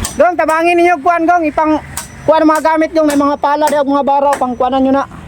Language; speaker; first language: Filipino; non-native, local second language; Cebuano